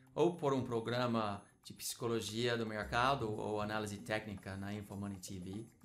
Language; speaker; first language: Portuguese; non-native, fluent; English